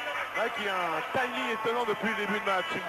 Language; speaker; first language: French; native; French